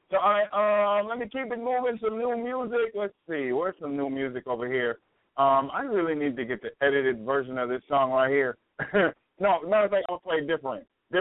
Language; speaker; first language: English; native; English